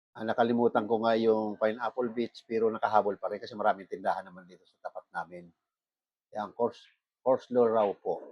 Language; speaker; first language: Filipino; non-native, local second language; Bikol